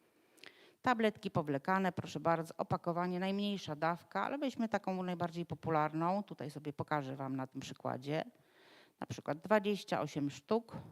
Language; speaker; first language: Polish; native; Polish